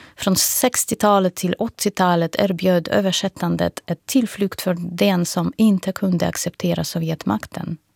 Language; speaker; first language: Swedish; non-native, fluent; Russian